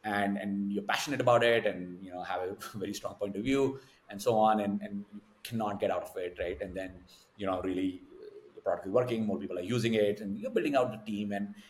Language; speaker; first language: English; non-native, local second language; Hindi